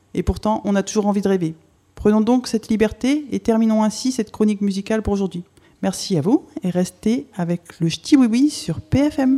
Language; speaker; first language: French; native; French